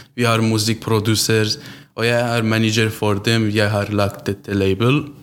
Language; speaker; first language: Norwegian; non-native, learner; Central Kurdish